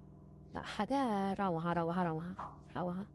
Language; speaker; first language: Arabic; native; Arabic